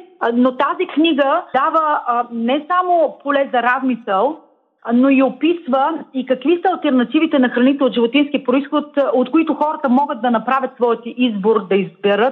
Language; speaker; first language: Bulgarian; native; Bulgarian